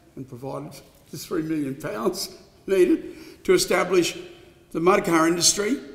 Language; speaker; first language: English; native; English